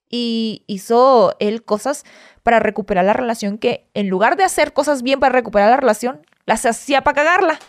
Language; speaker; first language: Spanish; native; Spanish